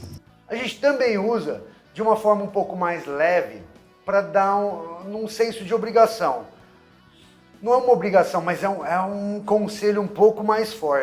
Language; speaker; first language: Portuguese; non-native, fluent; English